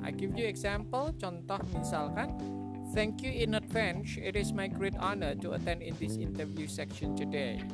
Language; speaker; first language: English; non-native, learner; Indonesian